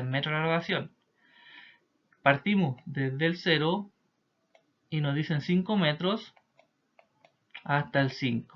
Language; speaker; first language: Spanish; native; Spanish